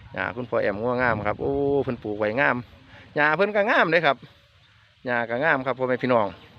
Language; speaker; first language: Thai; native; Thai